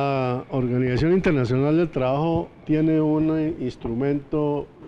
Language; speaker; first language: Spanish; native; Spanish